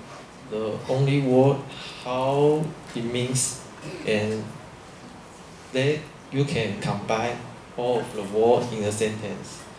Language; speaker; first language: English; non-native, learner; Chinese